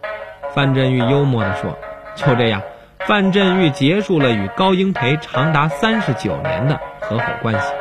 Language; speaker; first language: Chinese; native; Chinese